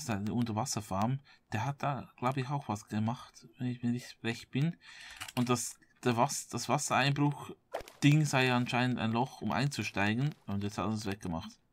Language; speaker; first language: German; native; German